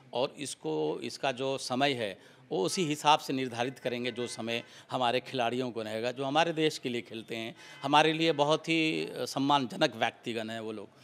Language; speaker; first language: Hindi; native; Hindi